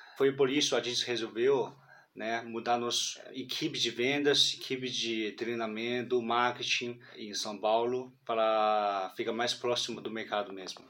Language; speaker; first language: Portuguese; non-native, fluent; Chinese